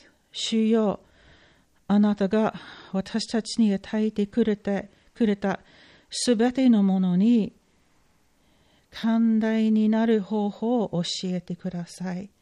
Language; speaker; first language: Japanese; non-native, fluent; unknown